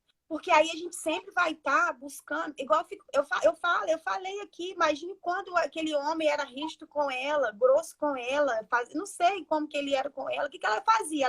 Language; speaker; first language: Portuguese; native; Portuguese